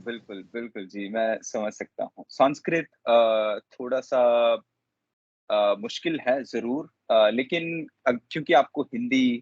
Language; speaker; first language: Hindi; non-native, local second language; Telugu